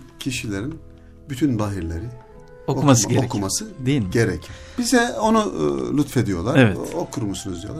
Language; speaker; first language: Turkish; native; Turkish